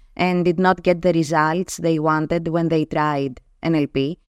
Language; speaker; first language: English; non-native, fluent; Greek